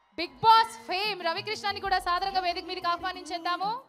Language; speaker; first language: Telugu; native; Telugu